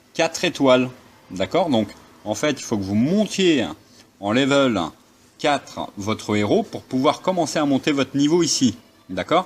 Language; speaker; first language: French; native; French